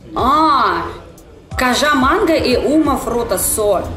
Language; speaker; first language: Portuguese; non-native, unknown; Russian